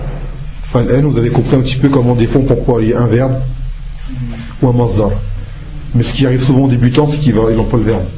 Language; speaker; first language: French; native; French